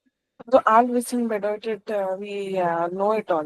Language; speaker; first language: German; non-native, learner; Marathi